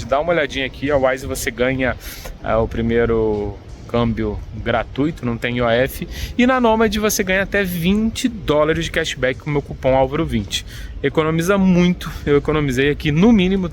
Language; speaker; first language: Portuguese; native; Portuguese